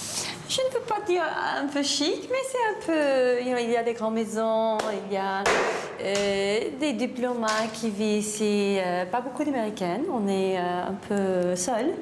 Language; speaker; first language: French; non-native, learner; English